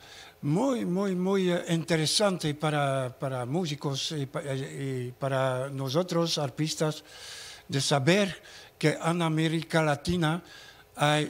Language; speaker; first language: Spanish; non-native, learner; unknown